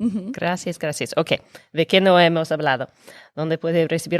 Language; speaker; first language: Spanish; non-native, fluent; English